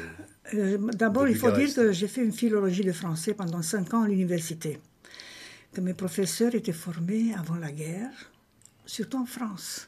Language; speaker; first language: French; non-native, fluent; Romanian